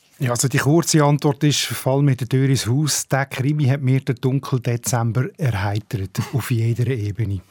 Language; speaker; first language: German; native; German